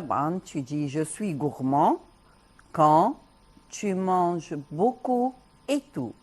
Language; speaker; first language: French; non-native, fluent; Arabic